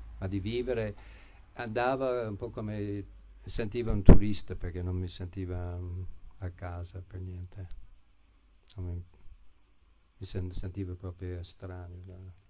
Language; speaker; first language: Italian; non-native, fluent; English